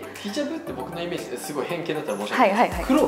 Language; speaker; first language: Japanese; native; Japanese